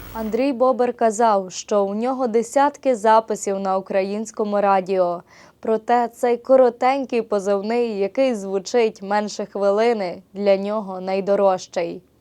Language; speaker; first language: Ukrainian; early bilingual, heritage; Ukrainian